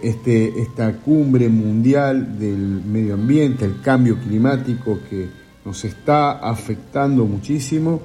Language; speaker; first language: Spanish; native; Spanish